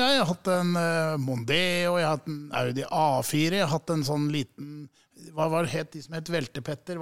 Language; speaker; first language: Norwegian; native; Norwegian